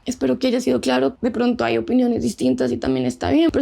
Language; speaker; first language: Spanish; native; Spanish